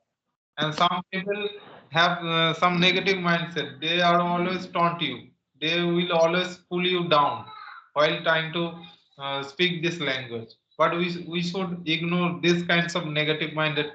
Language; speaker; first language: English; non-native, local second language; Santali